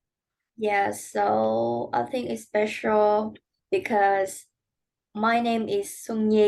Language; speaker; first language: English; non-native, learner; Vietnamese